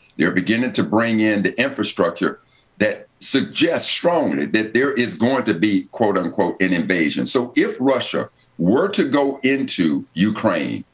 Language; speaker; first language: English; native; English